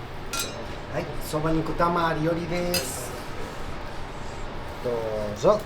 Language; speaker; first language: Japanese; non-native, learner; Spanish